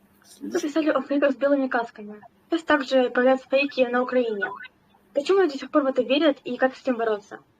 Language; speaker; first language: Russian; native; Russian